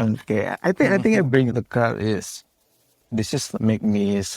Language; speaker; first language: English; non-native, learner; Indonesian